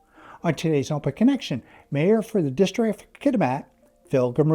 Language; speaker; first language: English; native; English